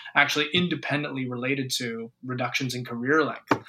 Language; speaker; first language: English; native; English